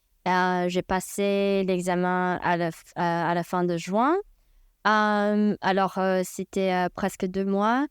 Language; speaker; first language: French; non-native, fluent; Chinese